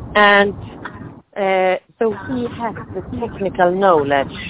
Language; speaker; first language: English; non-native, fluent; Swedish